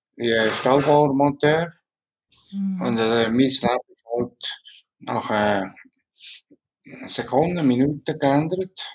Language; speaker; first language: German; non-native, local second language; Italian